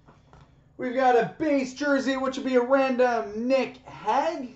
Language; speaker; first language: English; native; English